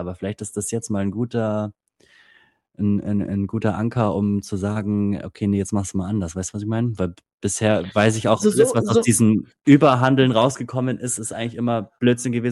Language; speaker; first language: German; native; German